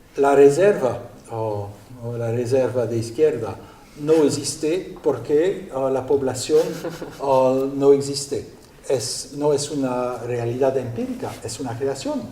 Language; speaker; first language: Spanish; non-native, learner; French